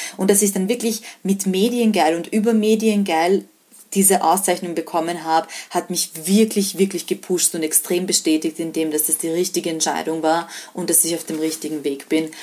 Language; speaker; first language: German; early bilingual, other home language; Serbian